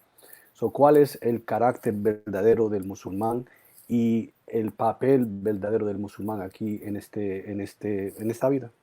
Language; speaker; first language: Spanish; early bilingual, heritage; Spanish